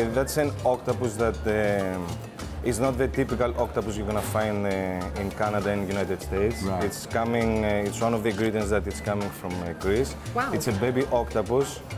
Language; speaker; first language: English; non-native, fluent; Greek